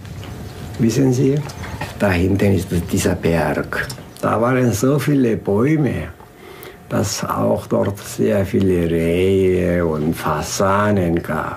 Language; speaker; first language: German; non-native, fluent; Korean